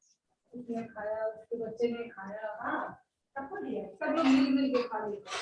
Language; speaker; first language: Hindi; non-native, local second language; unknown